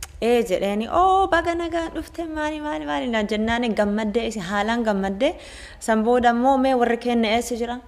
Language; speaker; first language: Oromo; early bilingual, heritage; Oromo